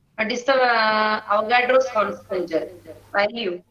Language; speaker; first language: English; non-native, local second language; Malayalam